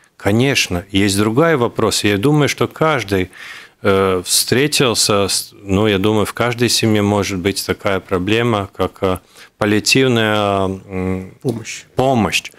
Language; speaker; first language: Russian; non-native, local second language; Latvian